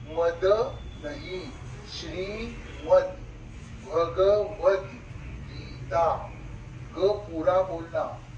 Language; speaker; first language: Hindi; non-native, local second language; Marathi